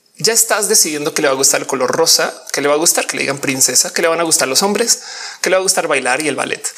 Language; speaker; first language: Spanish; native; Spanish